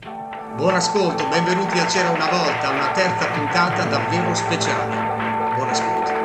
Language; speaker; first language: Italian; native; Italian